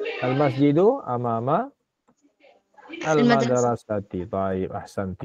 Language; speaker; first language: Arabic; non-native, fluent; Malay